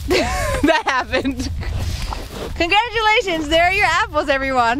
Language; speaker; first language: English; native; English